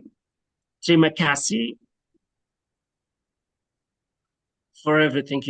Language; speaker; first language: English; non-native, fluent; Arabic